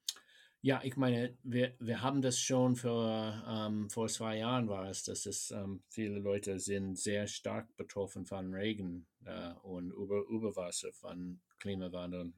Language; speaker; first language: German; non-native, fluent; English